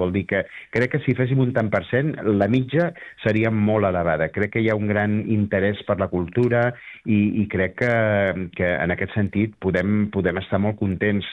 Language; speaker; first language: Catalan; native; Catalan